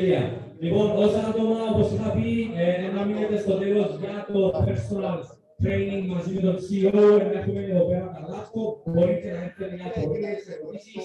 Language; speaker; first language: Greek; native; Greek